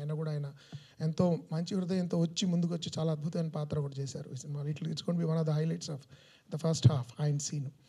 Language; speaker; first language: Telugu; native; Telugu